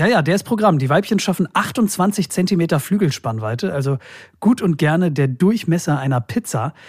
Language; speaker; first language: German; native; German